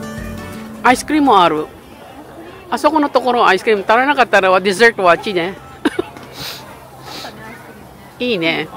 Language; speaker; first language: Japanese; non-native, learner; Filipino